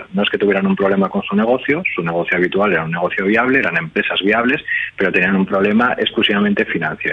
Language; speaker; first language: Spanish; native; Spanish